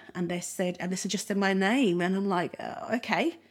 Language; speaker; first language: English; non-native, fluent; Spanish